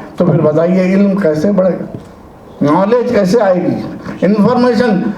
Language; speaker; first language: Urdu; native; Urdu